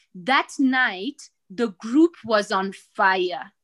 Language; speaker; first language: English; non-native, fluent; Rundi